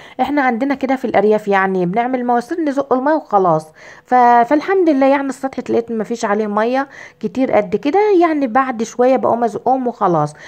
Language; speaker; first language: Arabic; native; Arabic